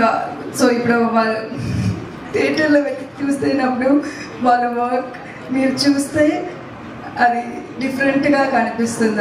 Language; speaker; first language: Telugu; non-native, learner; Tamil